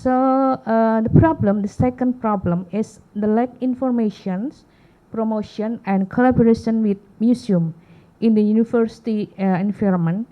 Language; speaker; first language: English; non-native, learner; Indonesian